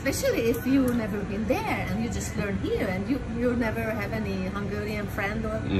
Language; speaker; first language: English; non-native, learner; Hungarian